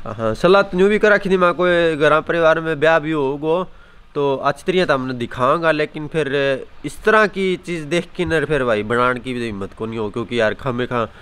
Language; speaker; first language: Hindi; native; Hindi